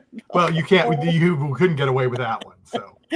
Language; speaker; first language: English; native; English